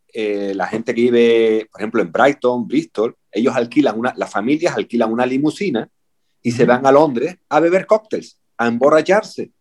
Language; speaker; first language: Spanish; native; Spanish